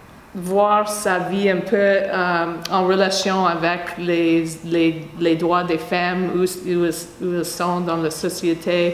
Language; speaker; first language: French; non-native, fluent; English